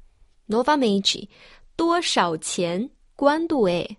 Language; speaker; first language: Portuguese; non-native, fluent; Chinese